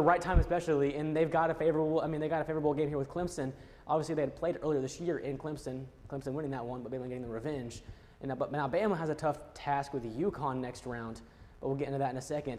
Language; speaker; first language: English; native; English